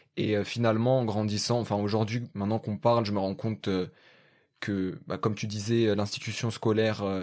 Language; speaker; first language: French; early bilingual, other home language; Arabic